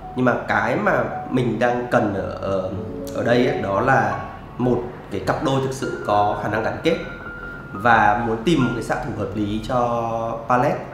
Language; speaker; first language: Vietnamese; native; Vietnamese